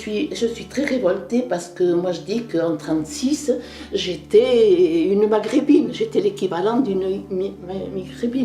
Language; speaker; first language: French; early bilingual, other home language; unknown